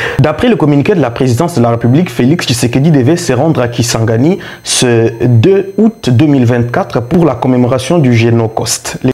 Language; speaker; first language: French; non-native, local second language; Luba-Lulua